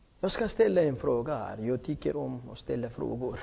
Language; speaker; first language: Swedish; non-native, fluent; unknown